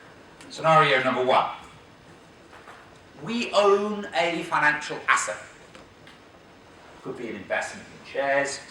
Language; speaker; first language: English; native; English